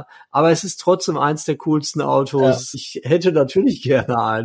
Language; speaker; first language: German; native; German